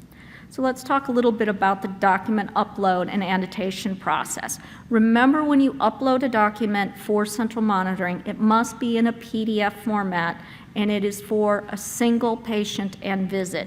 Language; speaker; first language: English; native; English